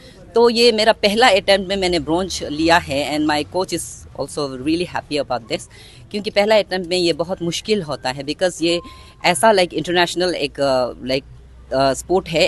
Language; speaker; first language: Hindi; non-native, local second language; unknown